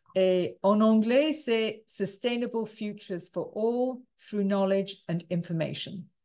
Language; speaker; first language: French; non-native, fluent; English